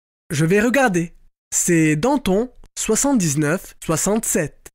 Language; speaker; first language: French; native; French